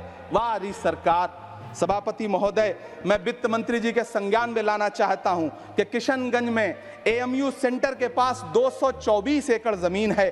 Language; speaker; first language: Hindi; native; Hindi